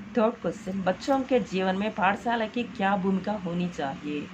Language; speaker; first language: Hindi; non-native, local second language; Telugu